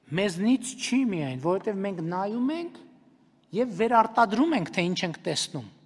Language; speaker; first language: Armenian; native; Armenian